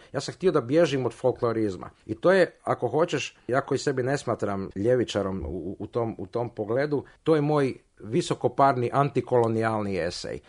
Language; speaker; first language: Croatian; native; Croatian